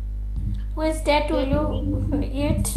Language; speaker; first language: English; non-native, learner; Bangla